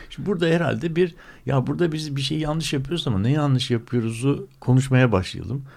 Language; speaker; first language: Turkish; native; Turkish